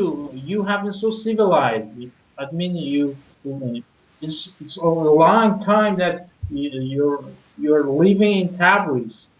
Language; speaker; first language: English; non-native, learner; Persian